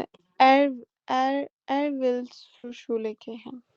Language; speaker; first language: German; non-native, learner; Urdu